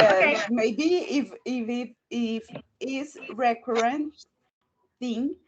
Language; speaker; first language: English; non-native, learner; Spanish